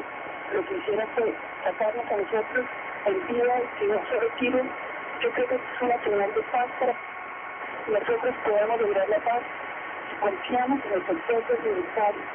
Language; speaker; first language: Spanish; native; Spanish